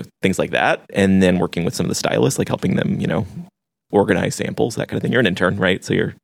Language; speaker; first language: English; native; English